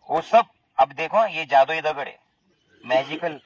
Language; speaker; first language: Hindi; non-native, local second language; Marathi